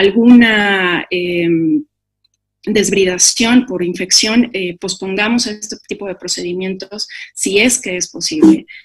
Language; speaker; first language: Spanish; native; Spanish